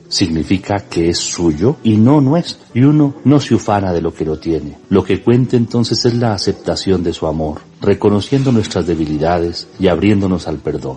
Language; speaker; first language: Spanish; native; Spanish